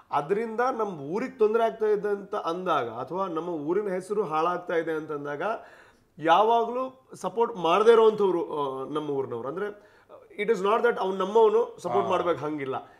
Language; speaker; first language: Kannada; non-native, local second language; Tulu